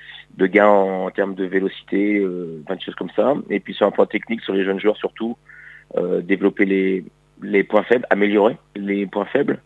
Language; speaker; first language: French; native; French